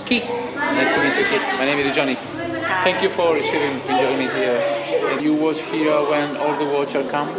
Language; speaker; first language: English; non-native, learner; Spanish